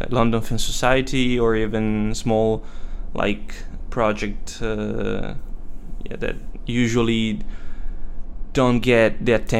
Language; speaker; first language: English; non-native, fluent; Italian